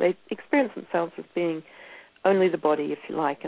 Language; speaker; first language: English; native; English